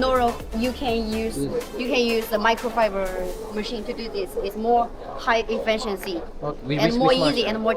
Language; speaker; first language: English; non-native, learner; Chinese